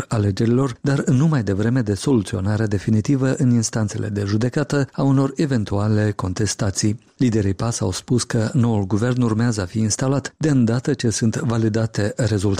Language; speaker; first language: Romanian; native; Romanian